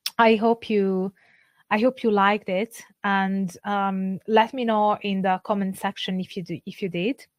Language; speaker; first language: English; non-native, fluent; Italian